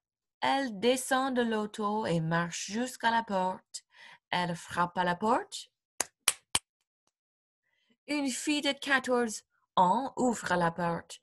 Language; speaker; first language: French; non-native, fluent; English